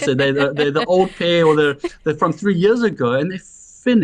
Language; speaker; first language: English; native; English